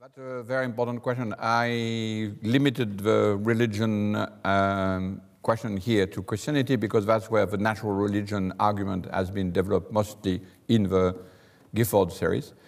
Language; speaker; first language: English; non-native, fluent; French